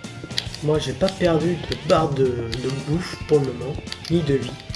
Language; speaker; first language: French; native; French